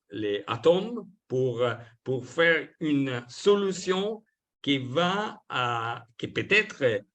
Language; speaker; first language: French; non-native, learner; Italian